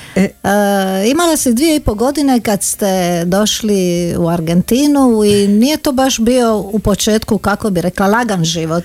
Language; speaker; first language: Croatian; native; Croatian